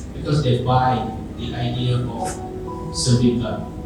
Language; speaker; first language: English; non-native, local second language; Malay